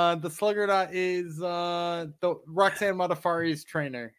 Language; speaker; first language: English; native; English